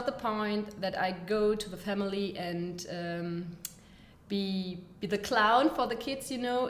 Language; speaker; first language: English; non-native, learner; German